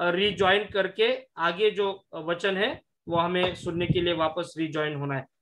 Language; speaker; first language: Hindi; non-native, local second language; Marathi